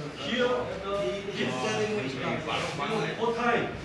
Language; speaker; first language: English; non-native, learner; Korean